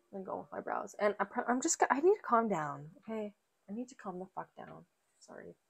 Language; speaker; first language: English; native; English